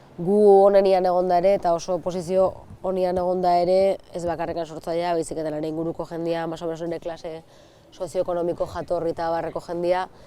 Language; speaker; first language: Basque; native; Basque